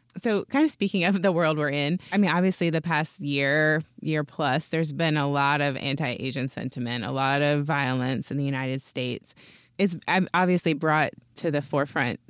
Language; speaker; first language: English; native; English